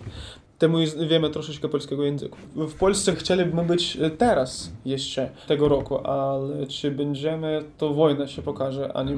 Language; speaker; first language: Polish; non-native, learner; Ukrainian